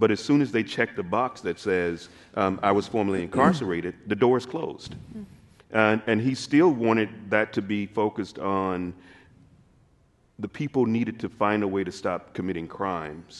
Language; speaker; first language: English; native; English